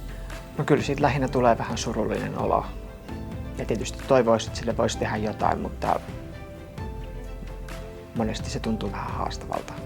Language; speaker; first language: Finnish; native; Finnish